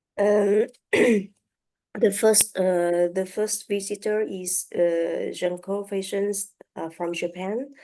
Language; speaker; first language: English; non-native, learner; French